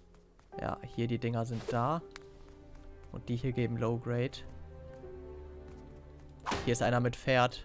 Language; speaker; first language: German; native; German